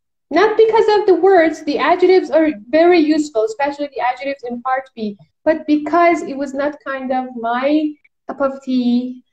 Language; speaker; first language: English; non-native, fluent; Persian